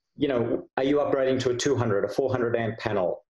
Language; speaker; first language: English; native; English